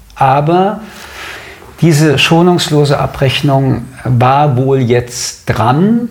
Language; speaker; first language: German; early bilingual, other home language; French